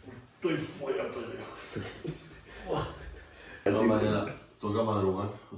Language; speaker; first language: Spanish; native; Spanish